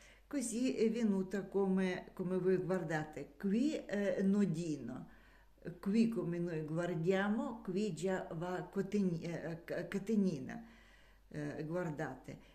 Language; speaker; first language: Italian; non-native, learner; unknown